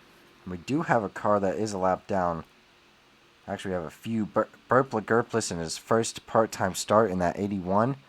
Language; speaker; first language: English; native; English